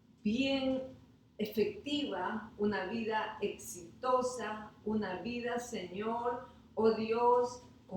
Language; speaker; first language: Spanish; native; Spanish